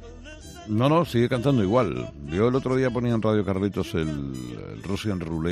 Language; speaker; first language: Spanish; native; Spanish